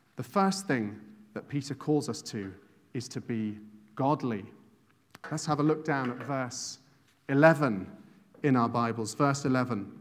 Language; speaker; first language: English; native; English